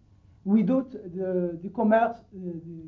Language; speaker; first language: Dutch; non-native, learner; Arabic